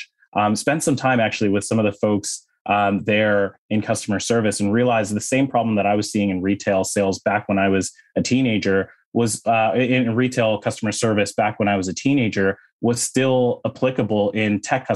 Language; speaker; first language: English; native; English